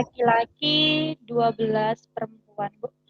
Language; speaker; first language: Indonesian; native; Indonesian